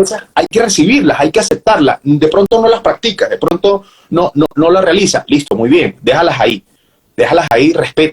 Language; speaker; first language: Spanish; native; Spanish